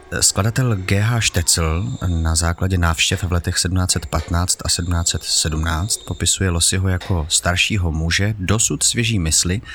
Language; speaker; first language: Czech; native; Czech